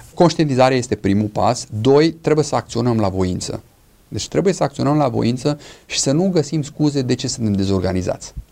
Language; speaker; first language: Romanian; non-native, fluent; English